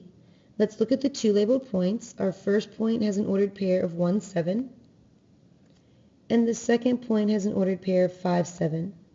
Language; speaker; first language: English; native; English